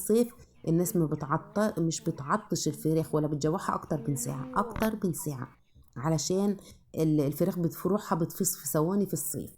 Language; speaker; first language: Arabic; native; Arabic